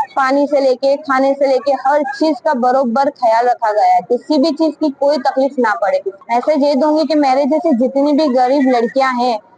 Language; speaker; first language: Hindi; non-native, local second language; Gujarati